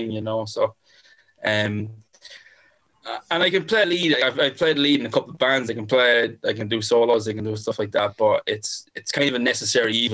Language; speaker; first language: English; native; English